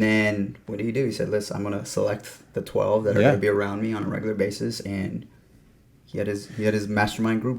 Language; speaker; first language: English; native; English